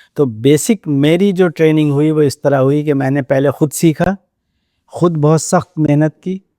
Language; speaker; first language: Hindi; native; Hindi